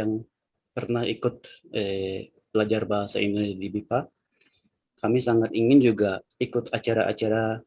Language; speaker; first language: Indonesian; non-native, learner; Turkish